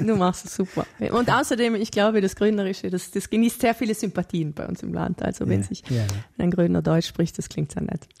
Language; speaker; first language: German; native; German